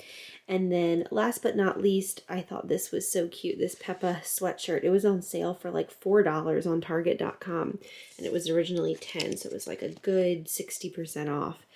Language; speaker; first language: English; native; English